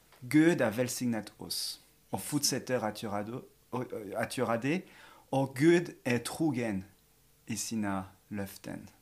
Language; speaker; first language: Swedish; non-native, fluent; French